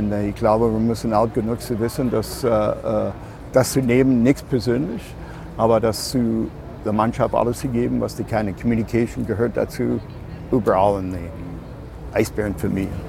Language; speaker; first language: German; non-native, fluent; English